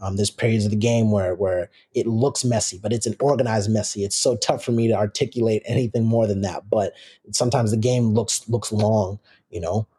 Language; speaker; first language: English; native; English